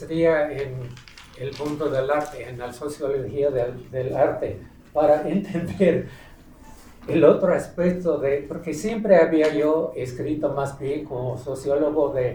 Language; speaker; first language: Spanish; non-native, fluent; English